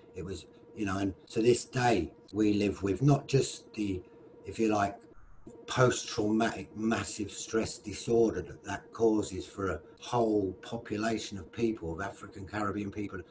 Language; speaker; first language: English; native; English